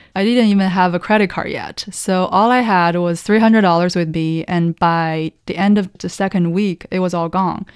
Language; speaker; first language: English; non-native, fluent; Chinese